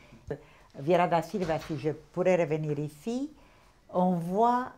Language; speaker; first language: French; non-native, fluent; Portuguese